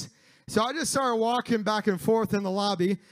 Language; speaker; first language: English; native; English